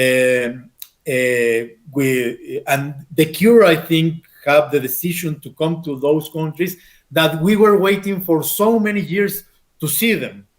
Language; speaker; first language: English; non-native, fluent; Spanish